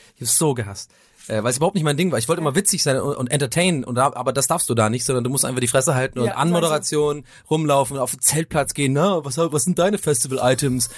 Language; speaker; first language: German; non-native, fluent; English